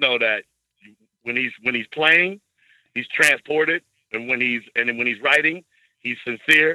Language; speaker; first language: English; native; English